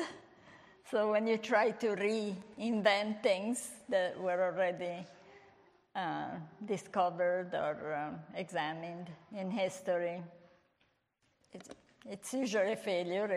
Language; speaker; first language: English; non-native, fluent; Italian